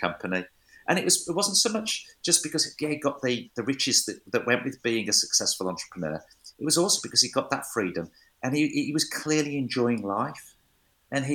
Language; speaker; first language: English; native; English